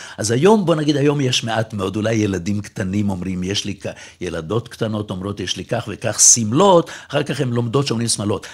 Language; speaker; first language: Hebrew; native; Hebrew